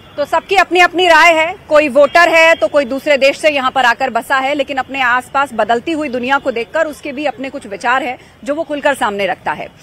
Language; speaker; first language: Hindi; native; Hindi